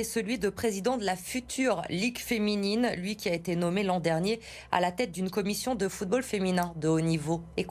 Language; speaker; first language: French; native; French